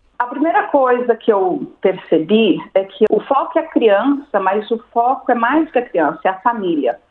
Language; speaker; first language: Portuguese; native; Portuguese